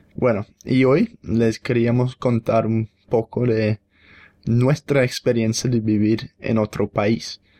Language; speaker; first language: Spanish; non-native, fluent; English